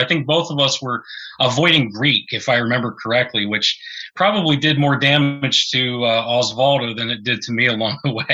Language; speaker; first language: English; native; English